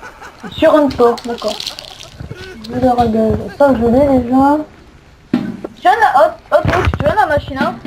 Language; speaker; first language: French; native; French